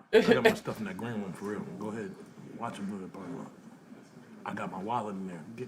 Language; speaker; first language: English; native; English